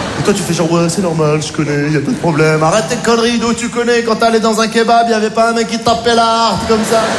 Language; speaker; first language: French; native; French